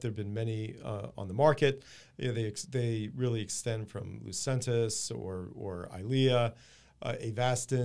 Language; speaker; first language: English; native; English